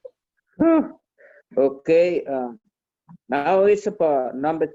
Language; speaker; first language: English; non-native, learner; Spanish